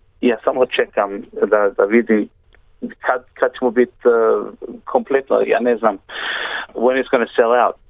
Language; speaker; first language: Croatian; early bilingual, heritage; Croatian